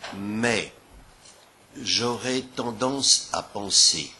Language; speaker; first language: French; native; French